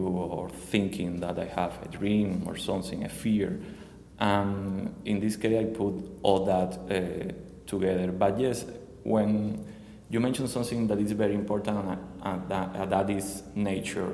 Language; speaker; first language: English; non-native, learner; Spanish